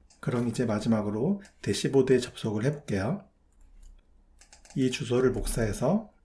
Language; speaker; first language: Korean; native; Korean